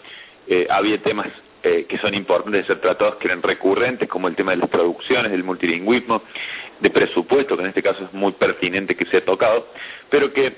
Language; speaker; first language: Spanish; native; Spanish